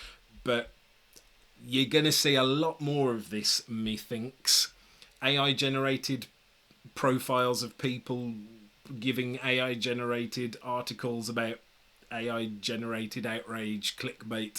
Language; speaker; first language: English; native; English